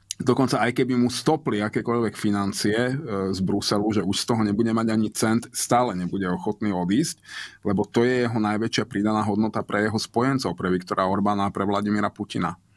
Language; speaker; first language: Slovak; non-native, local second language; Hungarian